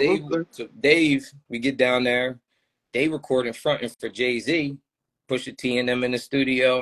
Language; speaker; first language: English; native; English